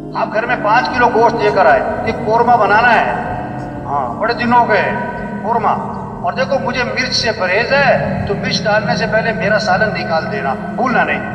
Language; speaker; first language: Urdu; non-native, local second language; Pashto